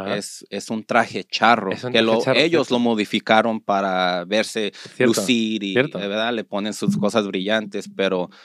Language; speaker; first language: Spanish; early bilingual, heritage; Spanish